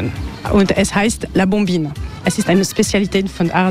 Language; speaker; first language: German; non-native, learner; French